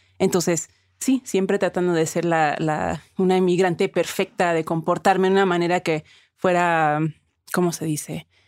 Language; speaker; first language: Spanish; early bilingual, other home language; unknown